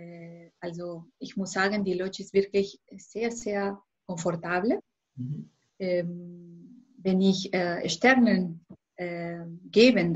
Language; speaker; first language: German; non-native, fluent; Spanish